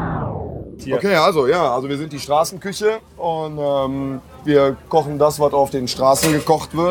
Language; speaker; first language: German; native; German